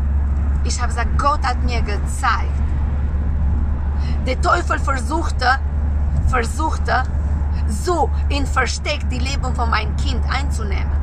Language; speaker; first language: German; non-native, learner; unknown